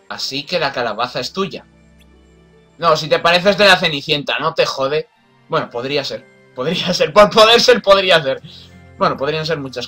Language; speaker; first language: Spanish; native; Spanish